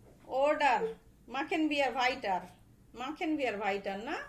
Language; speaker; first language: German; non-native, learner; Bangla